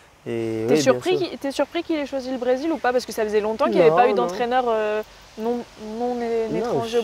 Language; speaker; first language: French; native; French